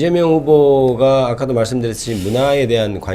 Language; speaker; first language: Korean; native; Korean